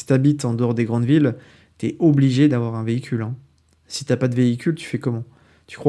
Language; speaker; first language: French; native; French